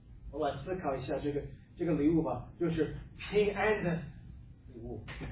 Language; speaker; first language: Chinese; non-native, fluent; English